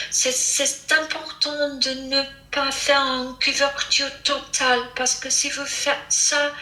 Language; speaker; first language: French; non-native, fluent; English